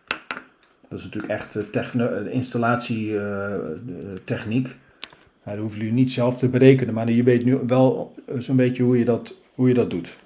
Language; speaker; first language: Dutch; native; Dutch